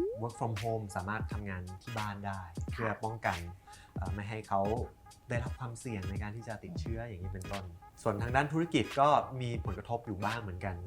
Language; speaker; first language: Thai; native; Thai